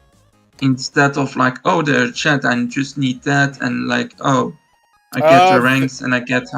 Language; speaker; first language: English; non-native, fluent; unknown